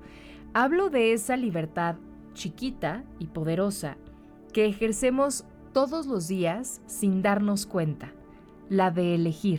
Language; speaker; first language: Spanish; native; Spanish